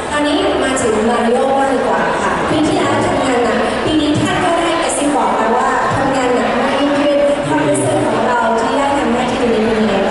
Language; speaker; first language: Thai; native; Thai